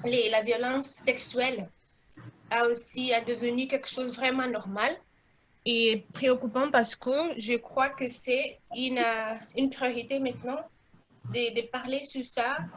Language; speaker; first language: French; non-native, local second language; Portuguese